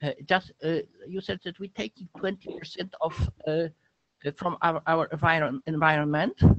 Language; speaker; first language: English; non-native, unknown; Polish